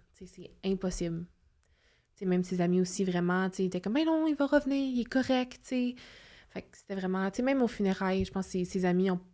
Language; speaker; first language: French; native; French